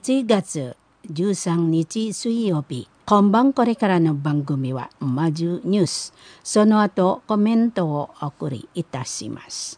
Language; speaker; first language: Japanese; non-native, fluent; Indonesian